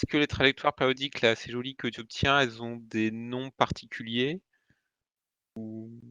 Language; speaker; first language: French; native; French